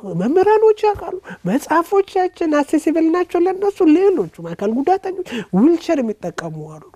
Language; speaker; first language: Amharic; native; Amharic